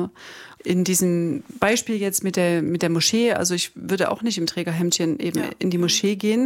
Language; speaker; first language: German; native; German